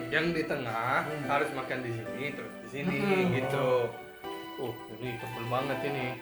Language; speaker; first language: Indonesian; non-native, fluent; Arabic